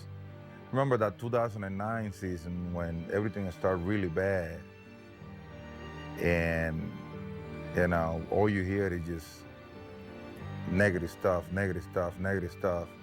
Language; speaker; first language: English; non-native, fluent; Spanish